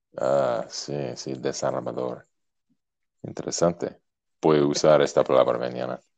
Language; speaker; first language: Spanish; non-native, learner; English